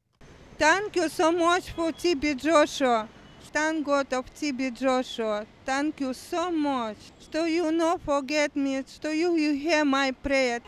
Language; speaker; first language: English; non-native, learner; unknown